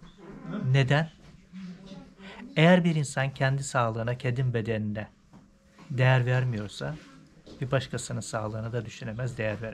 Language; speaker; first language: Turkish; native; Turkish